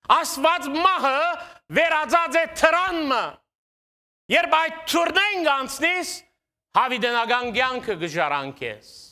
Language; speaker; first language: Armenian; native; Armenian